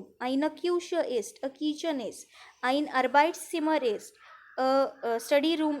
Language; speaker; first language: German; non-native, fluent; Marathi